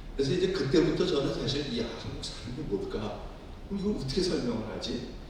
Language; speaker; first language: Korean; native; Korean